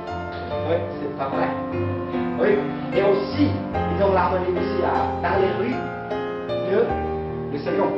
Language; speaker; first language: French; non-native, learner; Vietnamese